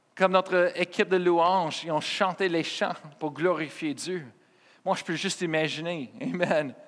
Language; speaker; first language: French; non-native, fluent; English